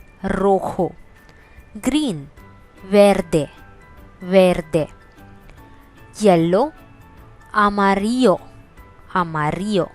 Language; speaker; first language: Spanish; non-native, fluent; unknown